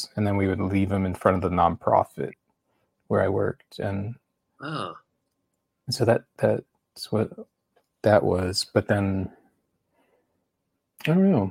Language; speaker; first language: English; native; English